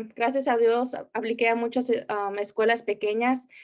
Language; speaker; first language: Spanish; early bilingual, heritage; Spanish